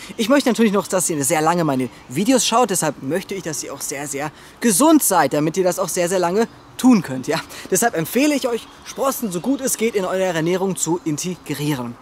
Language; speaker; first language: German; native; German